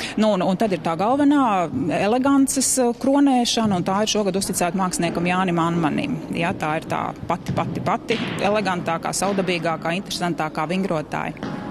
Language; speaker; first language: Latvian; native; Latvian